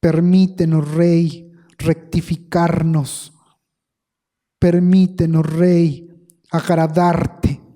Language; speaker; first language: Spanish; native; Spanish